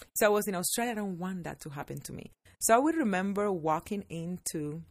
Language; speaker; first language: English; non-native, fluent; Spanish